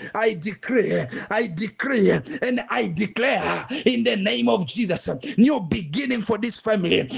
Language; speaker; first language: English; non-native, local second language; Swahili